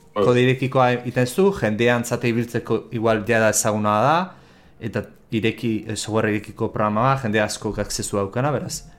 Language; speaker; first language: Basque; native; Basque